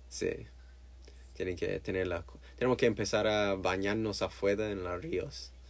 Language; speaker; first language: Spanish; non-native, learner; English